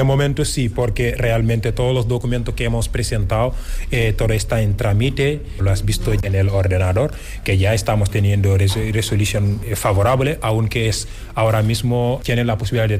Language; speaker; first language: Spanish; non-native, fluent; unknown